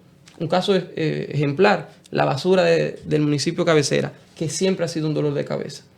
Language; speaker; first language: Spanish; native; Spanish